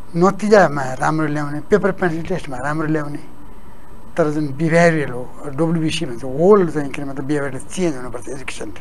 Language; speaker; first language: Nepali; native; Nepali